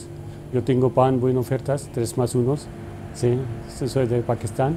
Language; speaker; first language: Spanish; non-native, learner; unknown